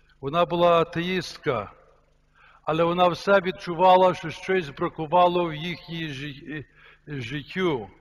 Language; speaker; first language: Ukrainian; early bilingual, heritage; Ukrainian